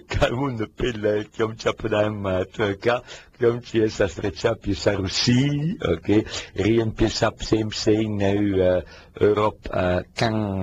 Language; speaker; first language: Khmer; non-native, fluent; French